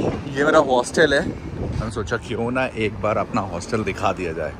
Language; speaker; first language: Hindi; native; Hindi